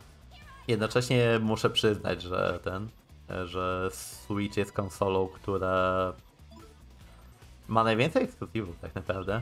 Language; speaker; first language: Polish; native; Polish